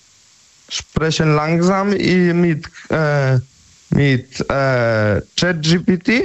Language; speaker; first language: German; non-native, learner; Polish